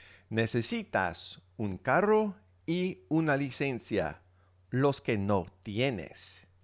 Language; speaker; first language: Spanish; non-native, fluent; English